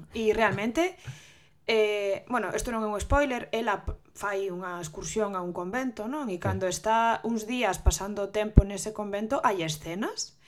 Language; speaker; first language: Galician; non-native, local second language; Spanish